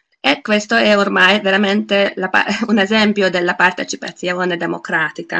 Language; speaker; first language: Italian; non-native, fluent; Hungarian